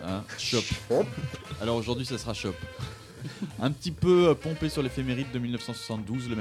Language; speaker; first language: French; native; French